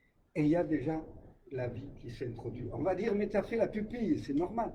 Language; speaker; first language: French; native; French